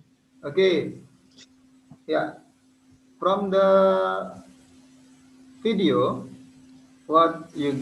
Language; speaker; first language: English; non-native, fluent; Indonesian